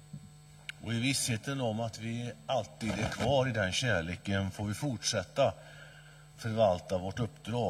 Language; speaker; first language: Swedish; native; Swedish